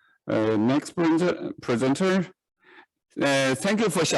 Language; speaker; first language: English; non-native, learner; Chinese